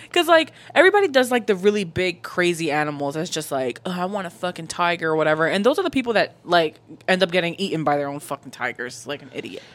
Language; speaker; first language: English; native; English